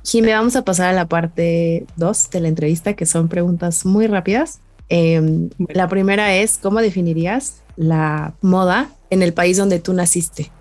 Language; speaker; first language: Spanish; native; Spanish